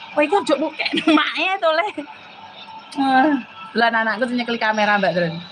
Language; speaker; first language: Indonesian; native; Indonesian